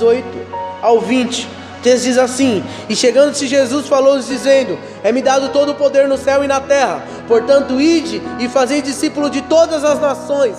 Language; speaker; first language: Portuguese; native; Portuguese